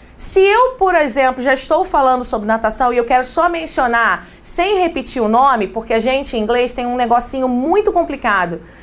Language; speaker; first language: Portuguese; native; Portuguese